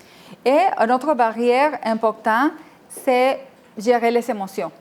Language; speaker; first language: French; non-native, fluent; Spanish